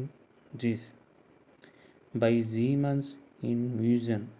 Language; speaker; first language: German; non-native, learner; Tamil